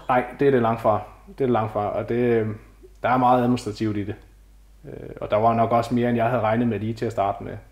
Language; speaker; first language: Danish; native; Danish